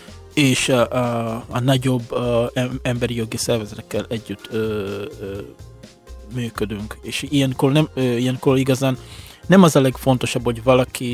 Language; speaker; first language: Hungarian; non-native, fluent; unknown